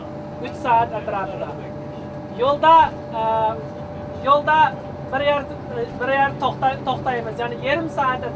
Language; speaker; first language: Turkish; non-native, learner; Uyghur